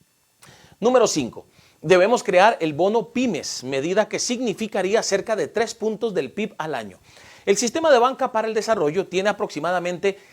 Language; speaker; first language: Spanish; native; Spanish